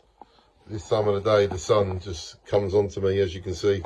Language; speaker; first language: English; native; English